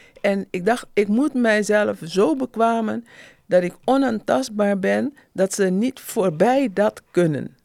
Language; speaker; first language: Dutch; native; Dutch